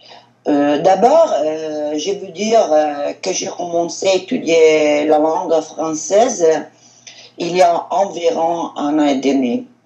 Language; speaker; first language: French; non-native, learner; Italian